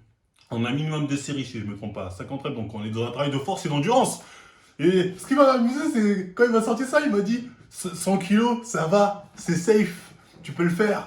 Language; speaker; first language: French; native; French